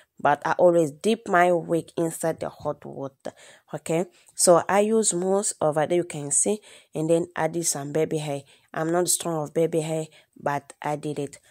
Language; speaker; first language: English; non-native, learner; Lingala